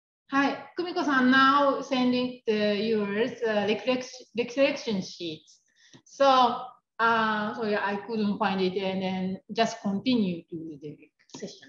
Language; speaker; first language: English; non-native, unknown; Japanese